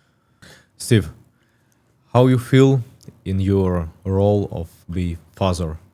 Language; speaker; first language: English; non-native, learner; Russian